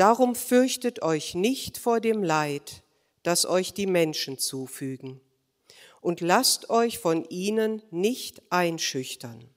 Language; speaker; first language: German; native; German